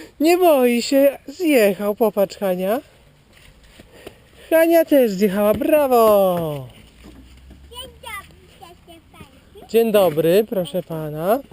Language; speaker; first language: Polish; native; Polish